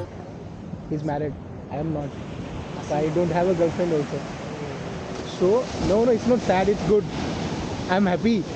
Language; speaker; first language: English; non-native, local second language; Hindi